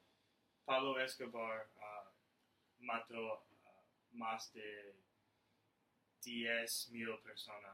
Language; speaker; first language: Spanish; non-native, learner; English